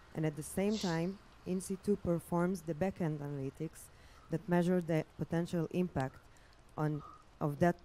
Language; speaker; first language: English; non-native, fluent; Hebrew